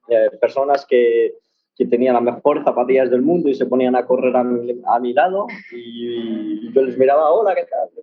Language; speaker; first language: Spanish; early bilingual, other home language; Arabic